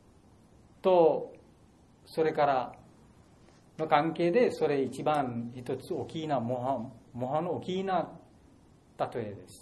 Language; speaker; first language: Japanese; non-native, learner; Bangla